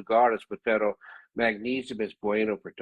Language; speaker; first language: Spanish; non-native, learner; English